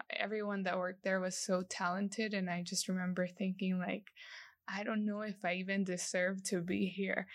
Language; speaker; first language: English; non-native, fluent; Spanish